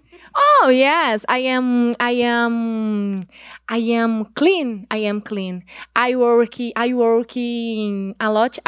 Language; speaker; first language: English; non-native, learner; Portuguese